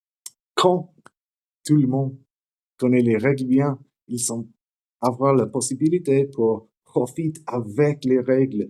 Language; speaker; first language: French; non-native, learner; English